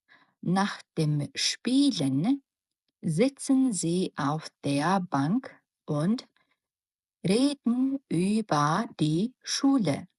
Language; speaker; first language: German; non-native, fluent; Mongolian